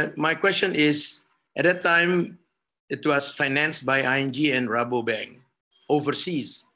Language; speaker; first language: English; non-native, fluent; Indonesian